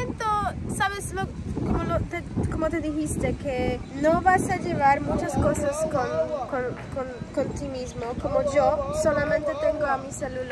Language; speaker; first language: Spanish; non-native, learner; Polish